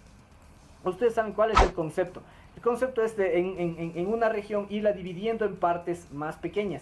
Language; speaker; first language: Spanish; native; Spanish